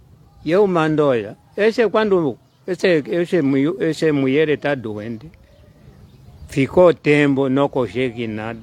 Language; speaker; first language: Portuguese; non-native, local second language; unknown